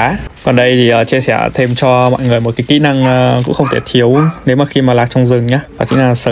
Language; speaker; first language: Vietnamese; native; Vietnamese